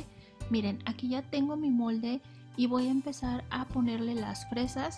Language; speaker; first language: Spanish; native; Spanish